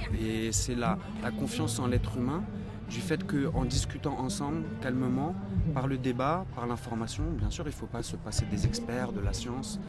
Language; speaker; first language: French; native; French